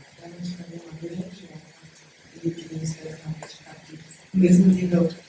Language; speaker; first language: Portuguese; native; Portuguese